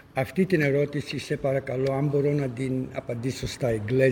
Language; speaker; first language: Greek; early bilingual, other home language; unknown